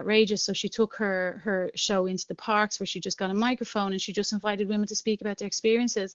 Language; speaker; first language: English; native; English